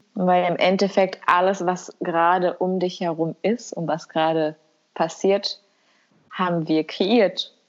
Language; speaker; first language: German; early bilingual, other home language; Albanian